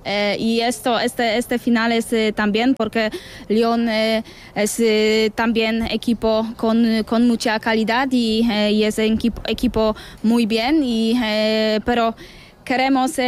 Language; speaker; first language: Spanish; non-native, learner; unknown